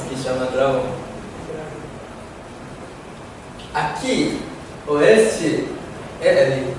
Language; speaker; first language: Portuguese; non-native, learner; Korean